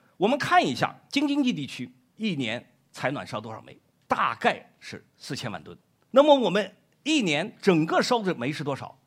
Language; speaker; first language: Chinese; native; Chinese